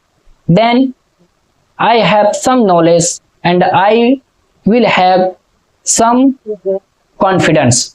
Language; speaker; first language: English; non-native, learner; Hindi